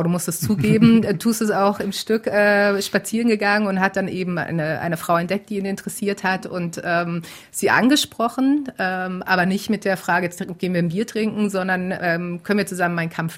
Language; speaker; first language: German; native; German